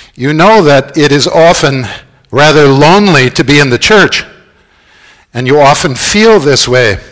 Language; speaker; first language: English; native; English